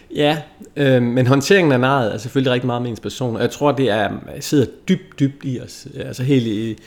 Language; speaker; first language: Danish; native; Danish